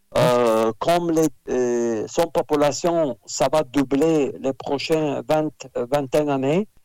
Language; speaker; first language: French; non-native, fluent; Russian